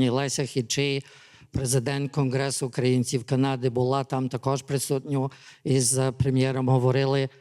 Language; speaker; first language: Ukrainian; early bilingual, heritage; English